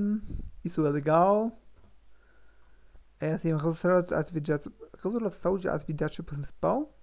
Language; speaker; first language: Portuguese; non-native, learner; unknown